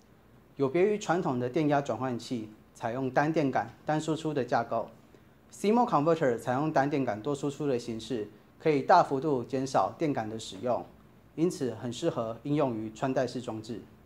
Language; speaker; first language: Chinese; native; Chinese